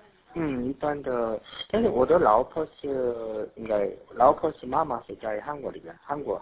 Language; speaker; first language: Chinese; non-native, learner; Korean